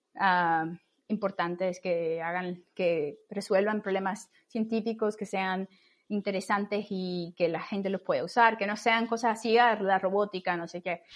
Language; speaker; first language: Spanish; native; Spanish